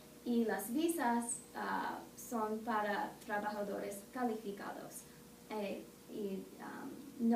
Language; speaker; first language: Spanish; non-native, learner; English